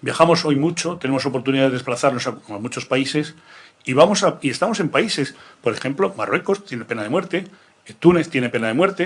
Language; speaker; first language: Spanish; native; Spanish